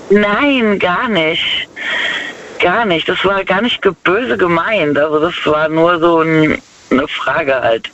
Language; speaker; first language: German; native; German